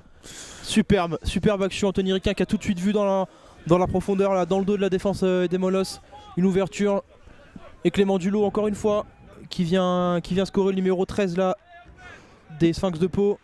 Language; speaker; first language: French; native; French